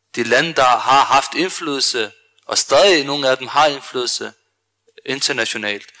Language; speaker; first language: Danish; early bilingual, other home language; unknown